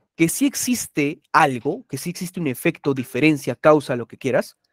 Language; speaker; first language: Spanish; native; Spanish